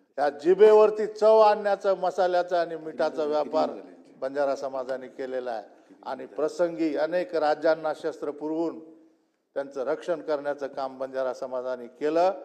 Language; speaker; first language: Marathi; non-native, local second language; Lambadi